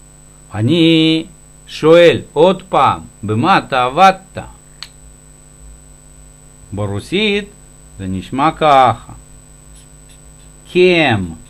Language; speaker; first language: Hebrew; non-native, fluent; Russian